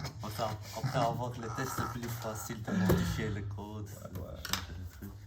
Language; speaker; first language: French; non-native, learner; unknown